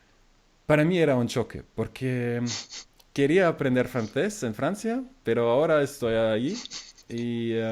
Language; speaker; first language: Spanish; non-native, fluent; German